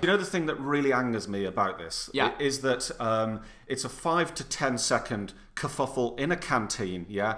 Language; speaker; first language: English; native; English